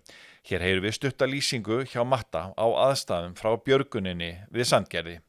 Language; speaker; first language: Icelandic; native; Icelandic